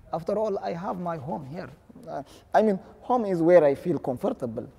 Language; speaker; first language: English; non-native, fluent; Tigrinya